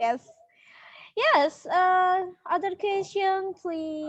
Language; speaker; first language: English; non-native, learner; Indonesian